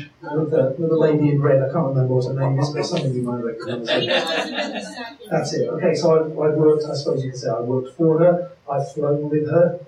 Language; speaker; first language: English; native; English